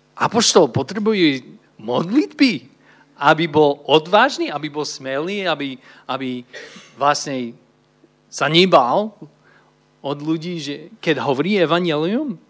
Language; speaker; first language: Slovak; non-native, fluent; English